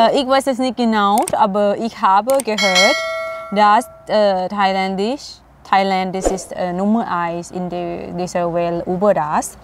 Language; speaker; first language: German; non-native, learner; Thai